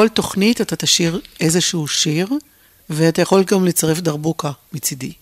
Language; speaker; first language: Hebrew; native; Hebrew